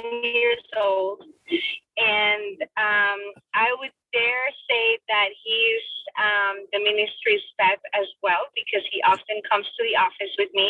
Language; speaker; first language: English; non-native, fluent; Spanish